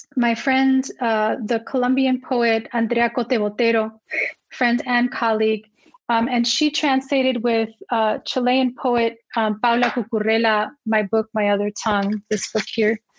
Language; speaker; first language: English; early bilingual, other home language; Spanish